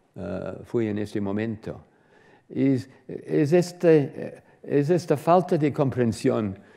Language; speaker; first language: Spanish; non-native, fluent; English